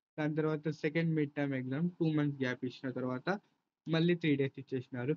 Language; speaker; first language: Telugu; non-native, local second language; Urdu